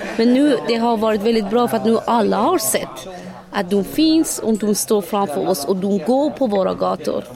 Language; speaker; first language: Swedish; non-native, fluent; Persian